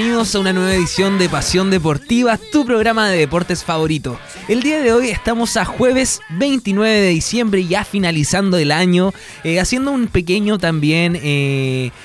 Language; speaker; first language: Spanish; native; Spanish